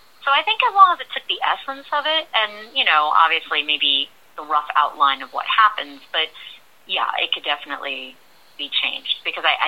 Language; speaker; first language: English; native; English